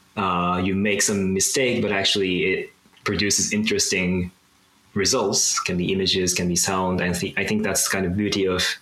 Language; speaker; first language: English; non-native, fluent; Japanese